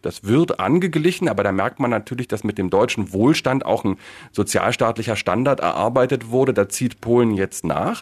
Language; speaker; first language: German; native; German